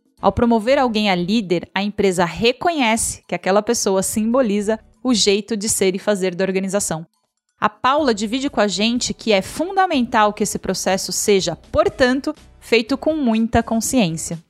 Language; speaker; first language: Portuguese; native; Portuguese